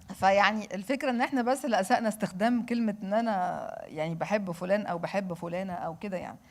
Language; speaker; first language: Arabic; native; Arabic